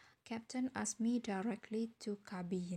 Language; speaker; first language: English; non-native, fluent; Indonesian